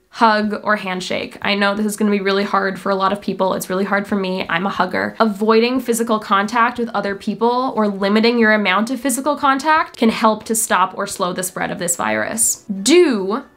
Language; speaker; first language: English; native; English